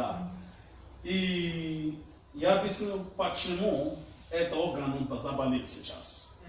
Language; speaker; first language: Russian; non-native, learner; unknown